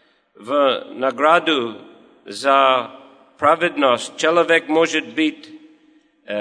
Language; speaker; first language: Russian; non-native, fluent; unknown